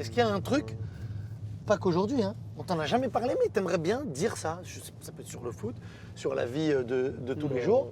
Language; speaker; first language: French; native; French